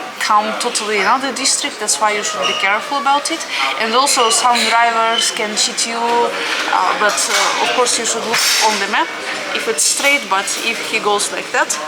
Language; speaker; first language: English; non-native, fluent; Russian